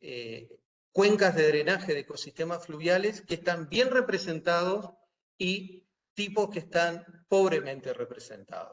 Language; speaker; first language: Spanish; native; Spanish